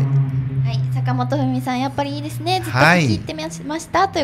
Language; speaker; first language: Japanese; native; Japanese